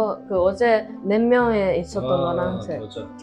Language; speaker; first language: Korean; non-native, fluent; Japanese